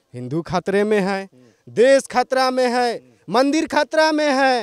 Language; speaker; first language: Hindi; native; Hindi